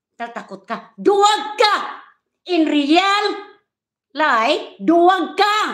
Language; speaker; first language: Filipino; native; Filipino